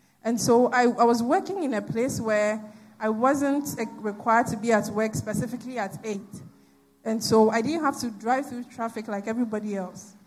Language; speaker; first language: English; non-native, local second language; Akan